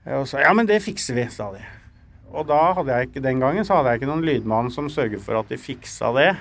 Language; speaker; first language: Norwegian; native; Norwegian